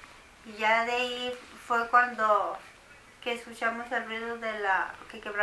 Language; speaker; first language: Spanish; native; Spanish